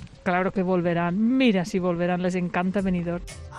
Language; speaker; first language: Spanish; non-native, fluent; English